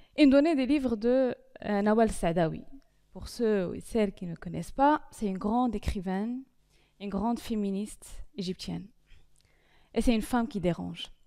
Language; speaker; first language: French; non-native, local second language; Arabic